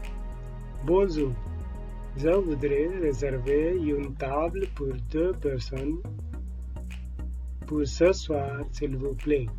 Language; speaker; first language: French; non-native, learner; Hindi